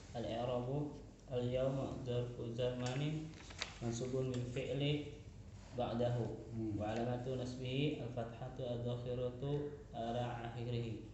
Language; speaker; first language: Arabic; non-native, learner; Indonesian